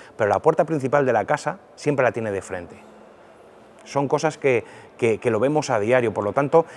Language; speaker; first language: Spanish; native; Spanish